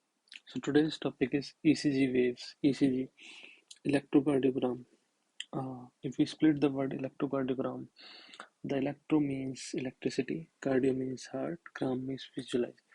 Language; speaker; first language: English; non-native, local second language; Hindi